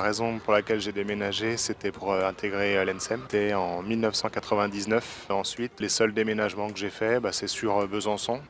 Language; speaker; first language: French; native; French